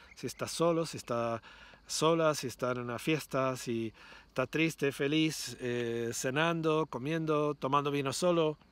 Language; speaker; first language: Spanish; non-native, fluent; English